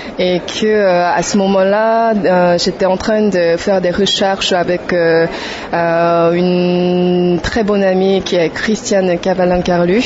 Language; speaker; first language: French; non-native, fluent; Korean